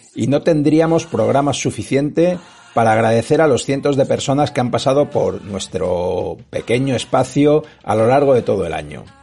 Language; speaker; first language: Spanish; native; Spanish